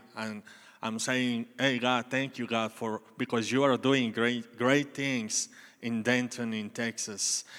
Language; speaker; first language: English; non-native, learner; Spanish